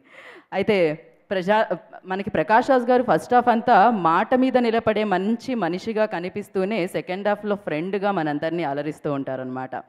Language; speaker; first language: Telugu; native; Telugu